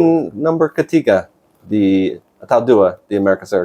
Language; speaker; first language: Indonesian; non-native, learner; English